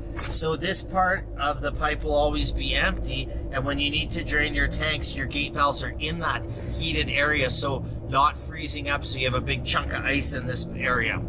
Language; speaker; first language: English; native; English